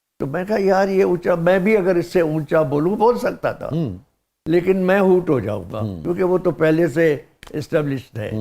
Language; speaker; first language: Urdu; non-native, local second language; Sindhi